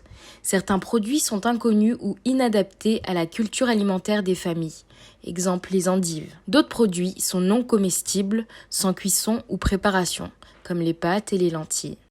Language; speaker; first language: French; native; French